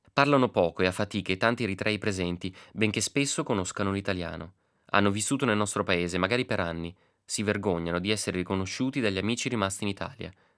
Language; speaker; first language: Italian; native; Italian